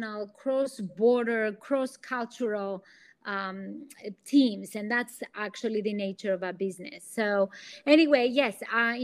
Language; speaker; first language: English; non-native, fluent; Greek